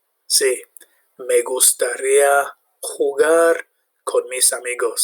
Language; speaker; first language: Spanish; non-native, fluent; English